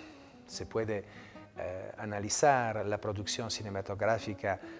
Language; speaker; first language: Spanish; non-native, fluent; Italian